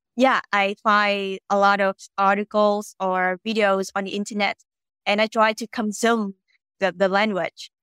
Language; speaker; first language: English; non-native, fluent; Vietnamese